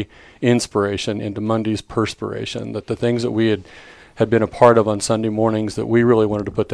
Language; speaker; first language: English; native; English